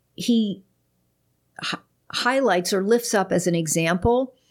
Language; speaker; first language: English; native; English